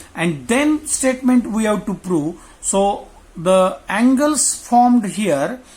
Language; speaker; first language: English; non-native, local second language; Marathi